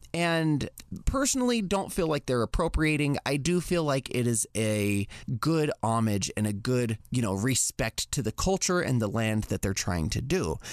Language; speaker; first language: English; native; English